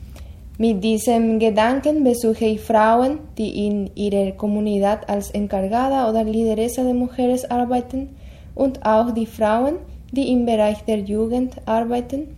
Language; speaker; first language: German; non-native, fluent; Spanish